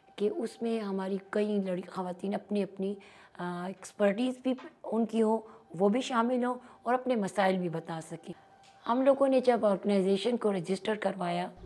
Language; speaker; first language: Urdu; non-native, local second language; Pashto